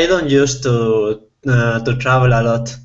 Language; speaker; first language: English; non-native, fluent; Spanish